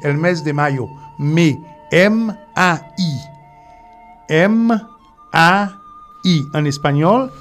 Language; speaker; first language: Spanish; non-native, fluent; French